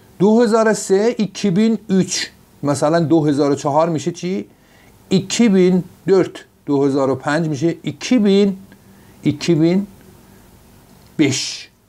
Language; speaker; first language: Persian; non-native, local second language; Azerbaijani